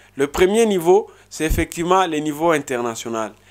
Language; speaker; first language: French; non-native, local second language; Swahili